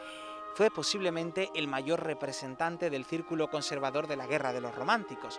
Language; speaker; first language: Spanish; native; Spanish